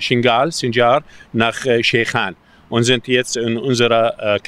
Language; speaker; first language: German; non-native, fluent; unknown